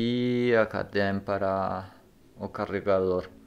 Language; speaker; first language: Spanish; non-native, learner; Portuguese